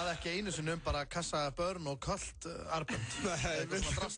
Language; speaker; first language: Icelandic; native; Icelandic